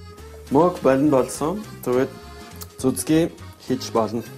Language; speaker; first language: Mongolian; non-native, learner; French